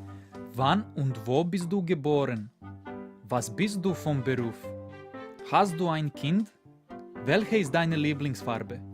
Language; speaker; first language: German; non-native, fluent; Serbian